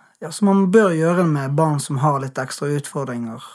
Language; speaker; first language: Norwegian; native; Norwegian